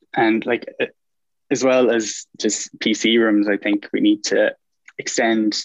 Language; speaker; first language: English; native; English